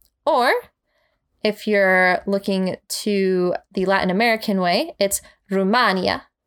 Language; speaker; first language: English; native; English